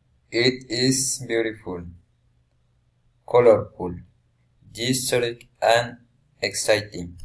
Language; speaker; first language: English; non-native, learner; Spanish